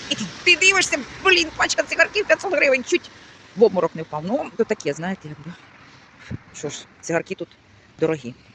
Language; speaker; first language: Ukrainian; native; Ukrainian